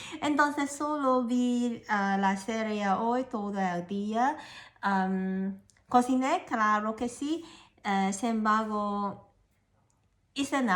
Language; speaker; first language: Spanish; non-native, learner; Cantonese